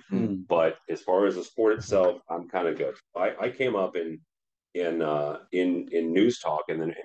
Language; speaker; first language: English; native; English